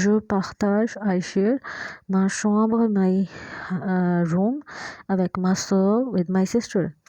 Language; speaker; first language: French; non-native, fluent; Hindi